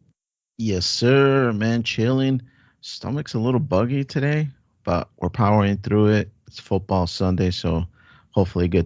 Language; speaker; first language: English; native; English